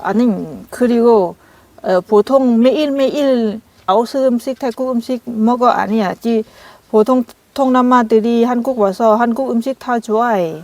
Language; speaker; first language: Korean; non-native, learner; Lao